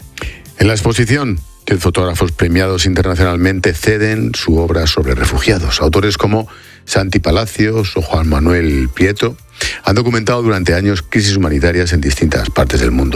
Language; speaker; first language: Spanish; native; Spanish